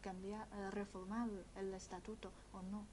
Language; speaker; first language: Spanish; non-native, fluent; Chinese